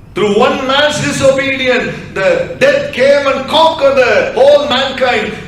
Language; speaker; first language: English; non-native, local second language; Tamil